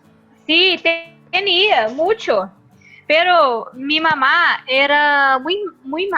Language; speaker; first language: Spanish; non-native, learner; Portuguese